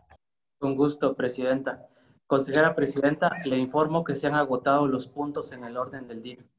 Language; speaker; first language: Spanish; native; Spanish